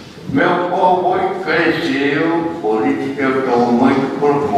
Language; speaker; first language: Portuguese; non-native, local second language; Kayapó